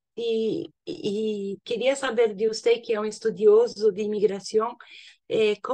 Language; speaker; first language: Spanish; non-native, learner; Portuguese